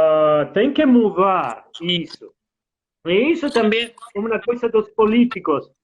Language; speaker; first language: Portuguese; non-native, fluent; Spanish